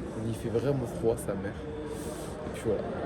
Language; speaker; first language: French; native; French